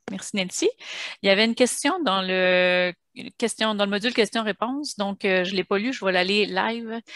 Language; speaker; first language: French; native; French